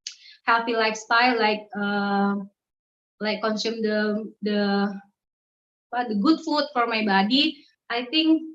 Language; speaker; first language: English; non-native, learner; Indonesian